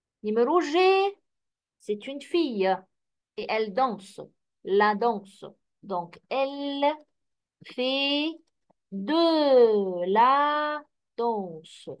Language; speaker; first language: French; non-native, fluent; Arabic